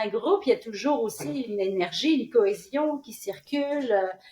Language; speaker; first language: French; native; French